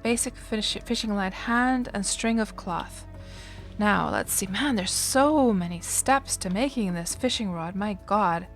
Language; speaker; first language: English; non-native, fluent; Finnish